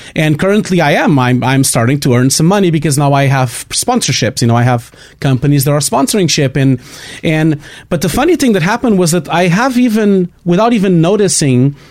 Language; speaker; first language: English; non-native, fluent; Portuguese